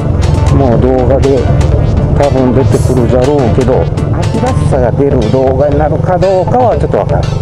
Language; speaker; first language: Japanese; native; Japanese